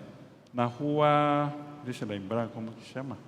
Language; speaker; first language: Portuguese; non-native, fluent; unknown